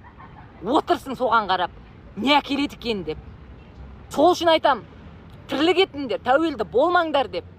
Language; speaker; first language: Kazakh; native; Kazakh